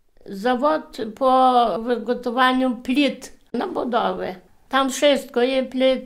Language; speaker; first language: Polish; early bilingual, heritage; Polish